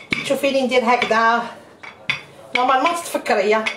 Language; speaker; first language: Arabic; native; Arabic